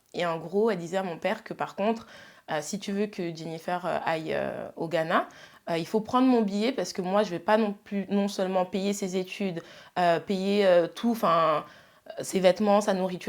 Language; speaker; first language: French; early bilingual, other home language; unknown